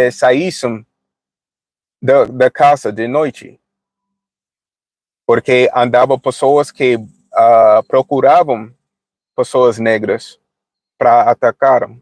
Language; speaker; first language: Portuguese; non-native, fluent; English